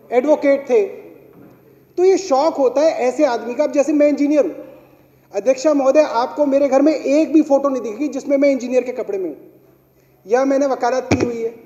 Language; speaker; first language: Hindi; native; Hindi